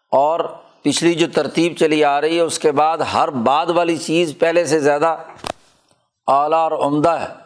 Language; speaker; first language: Urdu; non-native, local second language; Punjabi